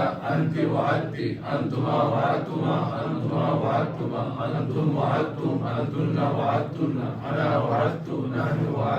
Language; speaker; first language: Arabic; non-native, learner; Urdu